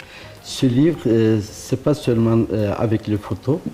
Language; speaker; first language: French; non-native, learner; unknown